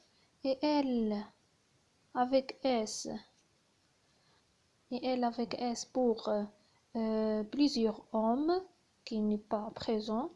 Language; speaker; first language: French; non-native, learner; Arabic